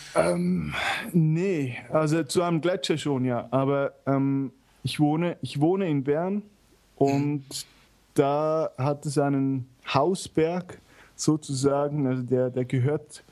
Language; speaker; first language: German; native; German